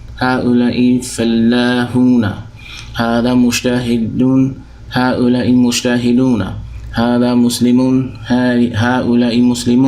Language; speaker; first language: Arabic; non-native, fluent; English